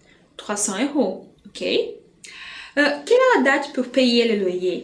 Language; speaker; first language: French; non-native, fluent; Portuguese